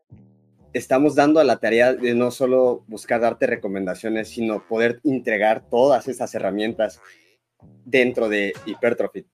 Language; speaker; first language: Spanish; native; Spanish